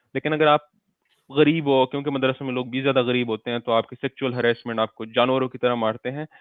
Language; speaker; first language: Urdu; non-native, local second language; Pashto